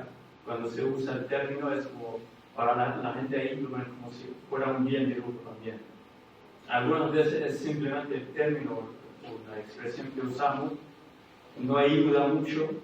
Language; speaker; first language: Spanish; non-native, fluent; Arabic